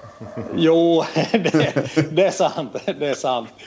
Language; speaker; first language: Swedish; non-native, fluent; Finnish